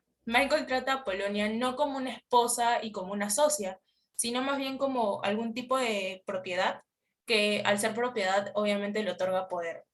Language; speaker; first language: Spanish; native; Spanish